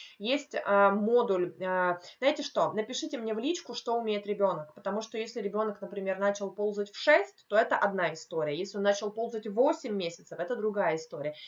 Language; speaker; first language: Russian; non-native, local second language; Ukrainian